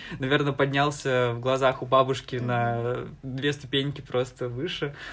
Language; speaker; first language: Russian; native; Russian